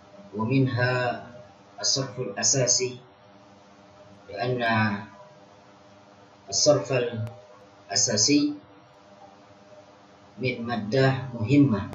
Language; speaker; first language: Arabic; non-native, fluent; Indonesian